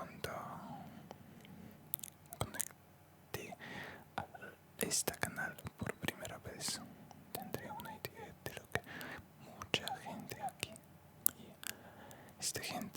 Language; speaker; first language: Spanish; non-native, learner; Russian